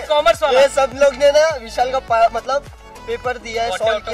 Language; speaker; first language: Hindi; non-native, local second language; Marathi